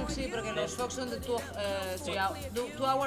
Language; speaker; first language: Spanish; native; Spanish